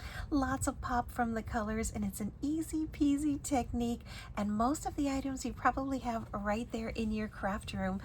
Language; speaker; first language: English; native; English